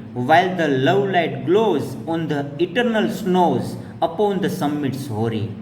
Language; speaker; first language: English; non-native, local second language; Gujarati